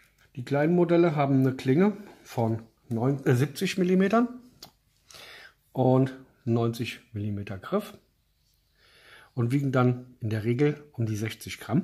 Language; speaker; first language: German; native; German